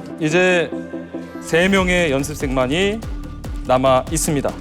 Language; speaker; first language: Korean; native; Korean